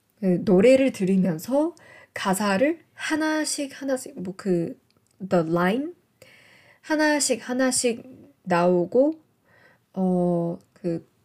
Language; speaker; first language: Korean; non-native, fluent; English